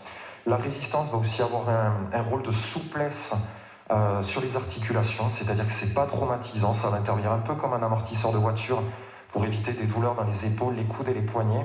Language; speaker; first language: French; native; French